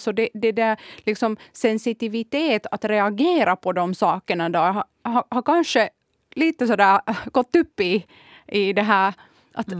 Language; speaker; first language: Swedish; non-native, fluent; Kurdish